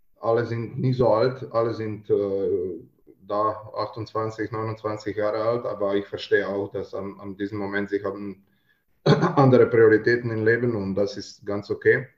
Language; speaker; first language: German; non-native, learner; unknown